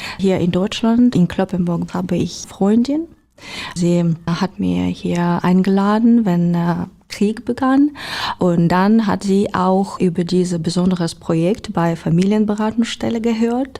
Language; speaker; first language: German; non-native, learner; Ukrainian